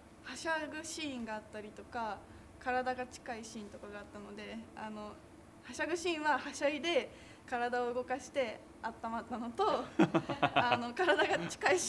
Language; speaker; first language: Japanese; native; Japanese